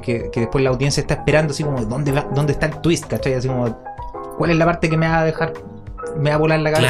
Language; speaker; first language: Spanish; native; Spanish